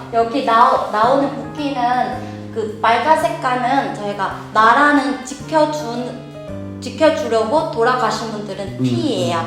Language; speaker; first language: Korean; non-native, fluent; Vietnamese